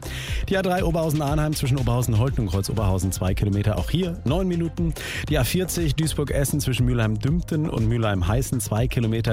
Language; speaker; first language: German; native; German